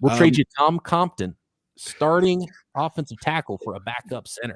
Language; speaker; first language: English; native; English